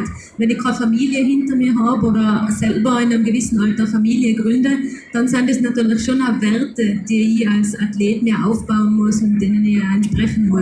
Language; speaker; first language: German; native; German